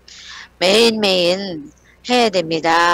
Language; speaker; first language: Korean; non-native, learner; Thai